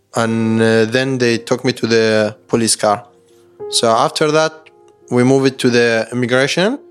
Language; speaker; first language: English; non-native, learner; Persian